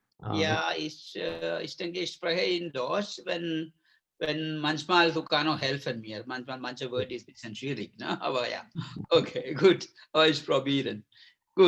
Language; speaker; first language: German; non-native, learner; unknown